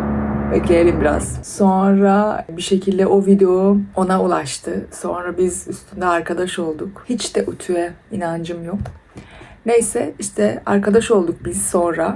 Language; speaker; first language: Turkish; early bilingual, other home language; Persian